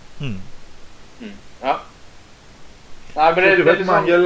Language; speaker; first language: Norwegian; non-native, fluent; Greek